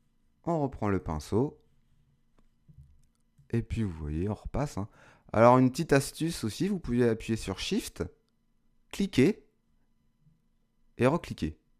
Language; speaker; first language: French; native; French